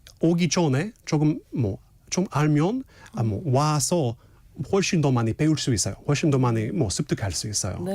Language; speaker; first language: Korean; non-native, fluent; English